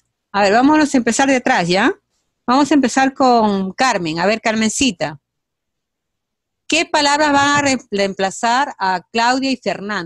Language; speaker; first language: Spanish; native; Spanish